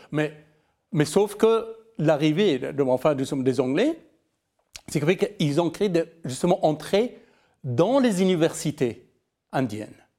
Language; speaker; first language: French; non-native, fluent; Persian